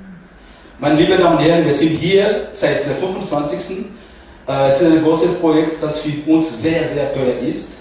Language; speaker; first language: German; non-native, fluent; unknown